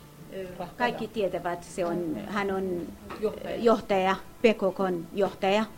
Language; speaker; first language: Finnish; non-native, learner; Kurdish